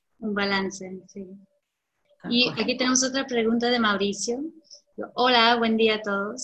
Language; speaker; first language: Spanish; early bilingual, heritage; Spanish